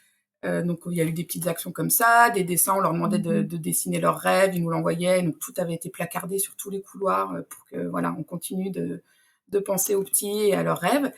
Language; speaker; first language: French; native; French